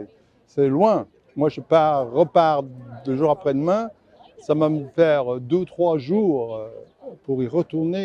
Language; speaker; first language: French; non-native, fluent; English